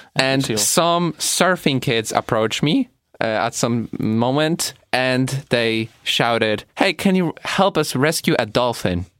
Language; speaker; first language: English; non-native, fluent; Polish